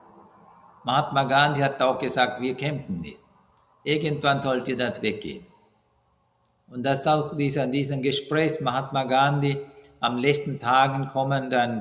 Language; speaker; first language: German; non-native, learner; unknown